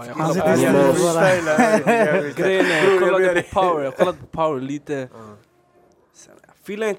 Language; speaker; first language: Swedish; early bilingual, other home language; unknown